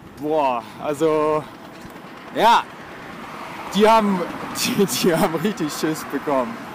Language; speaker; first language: German; native; German